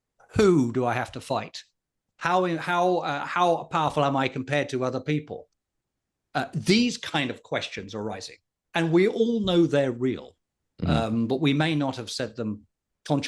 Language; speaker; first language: English; native; English